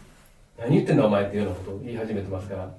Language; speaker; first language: Japanese; native; Japanese